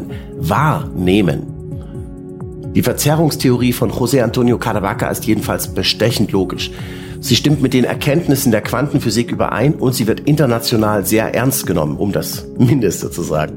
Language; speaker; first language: German; native; German